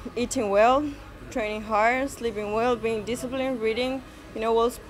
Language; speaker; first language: English; non-native, fluent; Spanish